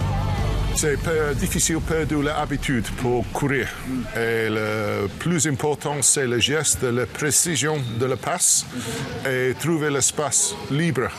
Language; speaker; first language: French; non-native, learner; English